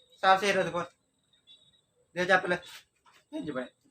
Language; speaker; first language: Thai; non-native, local second language; Northeastern Thai